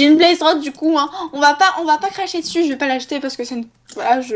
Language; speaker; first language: French; native; French